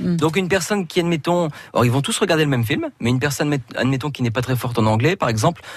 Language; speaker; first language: French; native; French